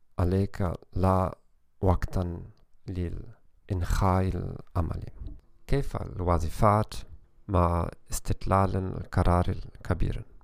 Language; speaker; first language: Arabic; non-native, learner; German